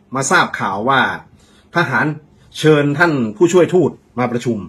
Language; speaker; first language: Thai; native; Thai